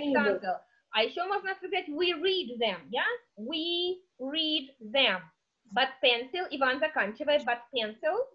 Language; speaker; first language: English; non-native, fluent; Russian